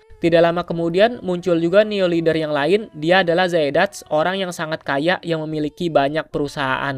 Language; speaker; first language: Indonesian; native; Indonesian